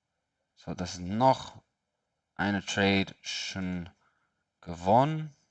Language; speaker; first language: German; non-native, learner; English